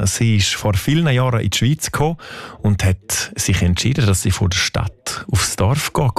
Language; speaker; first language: German; native; German